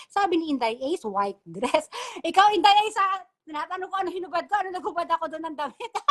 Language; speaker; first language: Filipino; non-native, local second language; Bikol